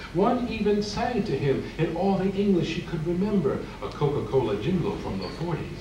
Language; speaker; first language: English; native; English